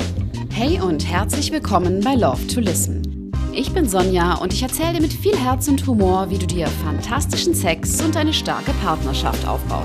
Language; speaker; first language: German; native; German